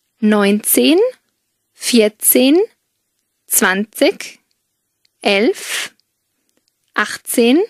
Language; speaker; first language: German; non-native, fluent; Spanish